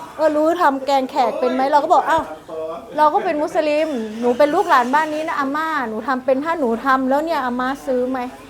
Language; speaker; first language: Thai; native; Thai